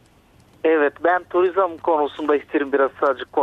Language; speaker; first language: Turkish; non-native, learner; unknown